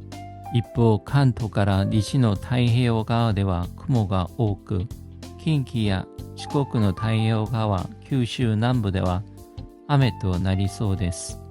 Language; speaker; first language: Japanese; non-native, fluent; Korean